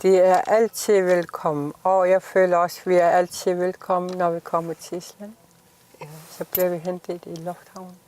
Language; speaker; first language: Danish; non-native, local second language; Kalaallisut